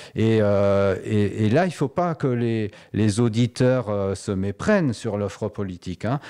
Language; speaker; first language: French; native; French